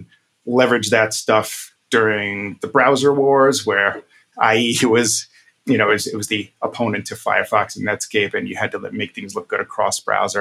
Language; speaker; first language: English; native; English